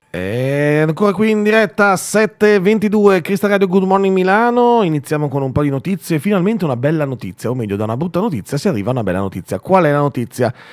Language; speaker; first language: Italian; native; Italian